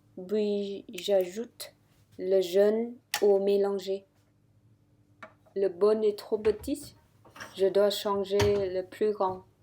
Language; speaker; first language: French; non-native, fluent; Vietnamese